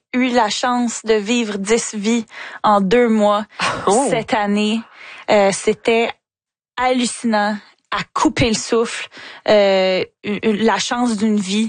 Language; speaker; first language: French; native; French